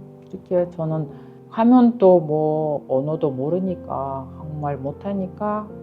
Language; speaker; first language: Korean; non-native, fluent; Kyrgyz